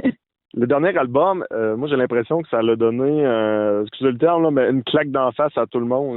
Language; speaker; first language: French; native; French